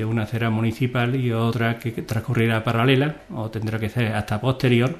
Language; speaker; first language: Spanish; native; Spanish